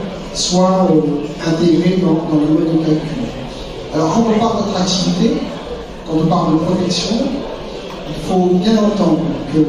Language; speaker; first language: French; native; French